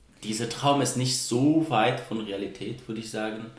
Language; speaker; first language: German; non-native, fluent; Persian